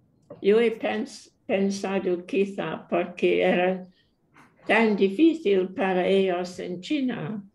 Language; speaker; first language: Spanish; non-native, fluent; English